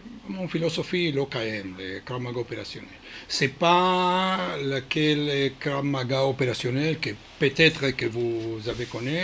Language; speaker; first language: French; non-native, learner; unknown